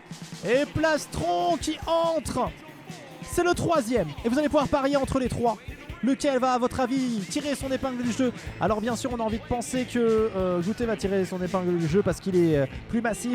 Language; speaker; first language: French; native; French